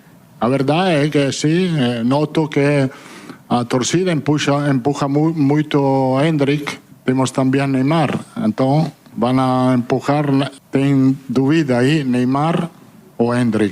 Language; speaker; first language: Portuguese; non-native, fluent; Italian